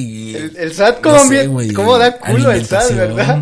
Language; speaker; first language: Spanish; native; Spanish